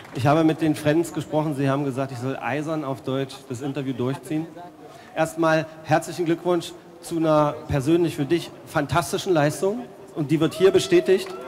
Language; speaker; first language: German; native; German